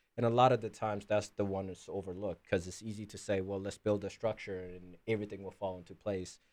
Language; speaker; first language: English; early bilingual, other home language; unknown